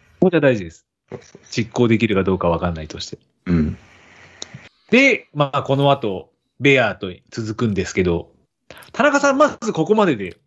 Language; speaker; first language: Japanese; native; Japanese